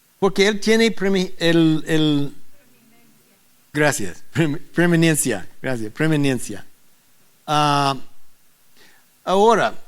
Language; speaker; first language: Spanish; non-native, learner; English